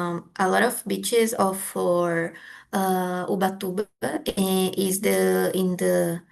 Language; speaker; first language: English; non-native, fluent; Portuguese